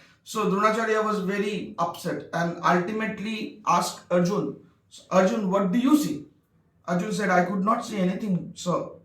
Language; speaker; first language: English; non-native, local second language; Bangla